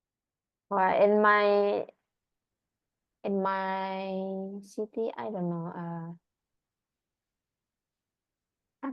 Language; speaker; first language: English; non-native, learner; Indonesian